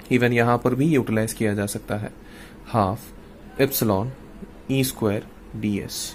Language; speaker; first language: Hindi; non-native, local second language; Malayalam